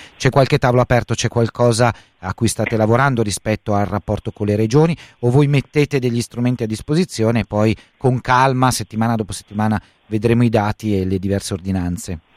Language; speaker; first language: Italian; native; Italian